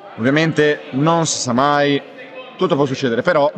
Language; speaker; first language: Italian; native; Italian